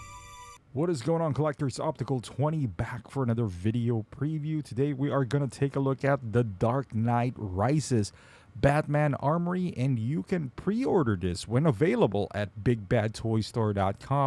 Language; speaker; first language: English; native; English